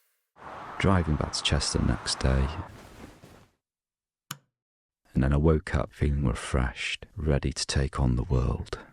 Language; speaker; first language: English; native; English